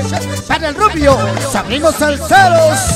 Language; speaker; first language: Spanish; native; Spanish